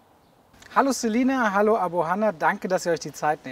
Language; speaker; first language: German; native; German